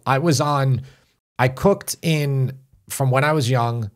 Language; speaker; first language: English; native; English